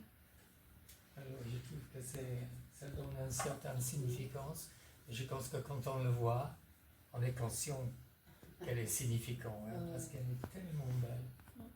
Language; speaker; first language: French; non-native, fluent; English